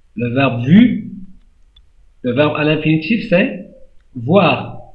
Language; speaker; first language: French; non-native, local second language; Arabic